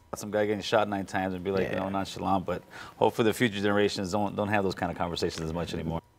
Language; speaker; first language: English; native; English